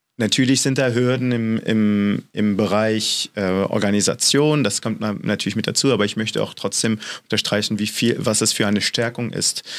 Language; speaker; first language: German; non-native, fluent; French